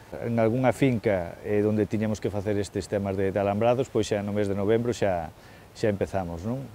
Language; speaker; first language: Galician; native; Galician